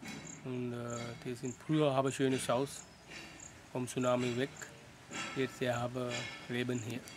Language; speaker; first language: German; non-native, learner; Sinhala